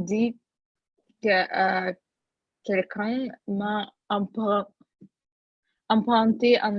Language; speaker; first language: French; non-native, learner; Russian